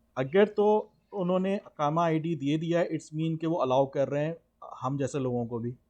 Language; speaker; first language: Urdu; native; Urdu